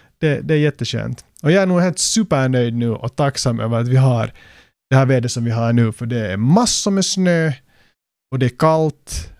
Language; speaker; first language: Swedish; native; Swedish